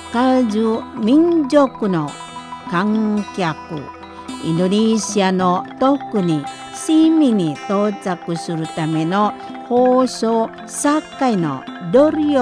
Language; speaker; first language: Japanese; non-native, fluent; Indonesian